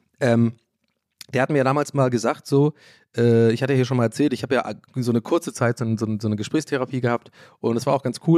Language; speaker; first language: German; native; German